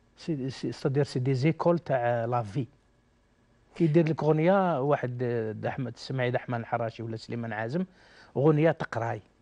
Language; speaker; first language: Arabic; native; Arabic